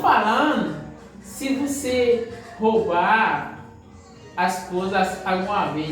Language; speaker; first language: Portuguese; non-native, learner; Haitian Creole